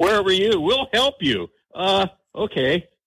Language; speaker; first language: English; native; English